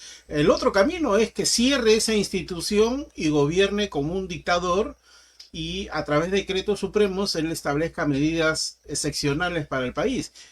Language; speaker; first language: Spanish; native; Spanish